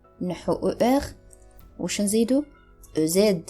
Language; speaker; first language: Arabic; native; Arabic